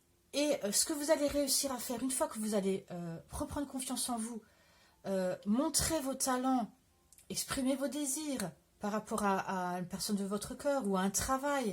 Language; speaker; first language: French; native; French